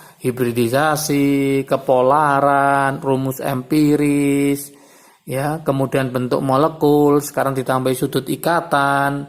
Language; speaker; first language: Indonesian; native; Indonesian